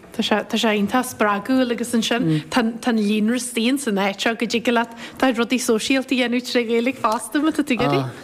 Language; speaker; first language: Irish; native; Irish